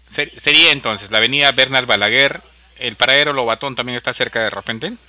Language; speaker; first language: Spanish; native; Spanish